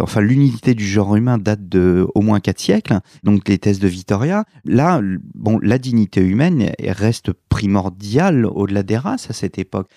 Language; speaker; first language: French; native; French